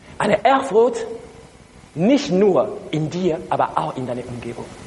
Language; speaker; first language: German; non-native, learner; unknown